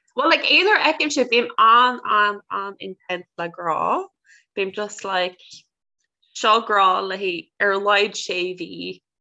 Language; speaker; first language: Irish; native; Irish